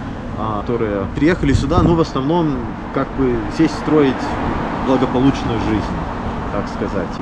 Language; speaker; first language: Russian; early bilingual, heritage; Russian